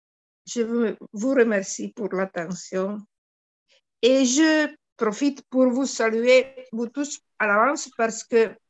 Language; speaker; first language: French; non-native, fluent; Italian